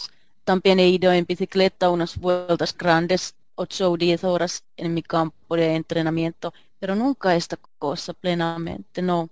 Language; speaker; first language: Spanish; non-native, learner; Finnish